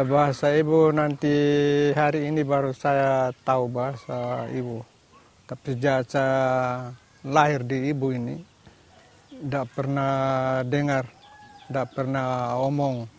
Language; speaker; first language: Indonesian; non-native, local second language; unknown